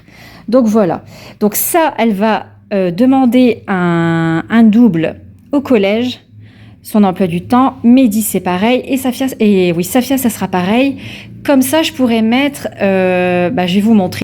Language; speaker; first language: French; native; French